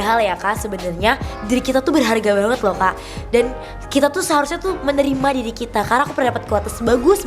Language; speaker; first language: Indonesian; native; Indonesian